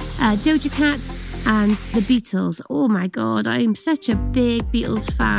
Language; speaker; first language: English; native; English